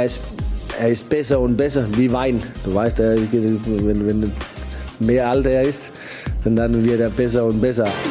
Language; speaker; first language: German; non-native, learner; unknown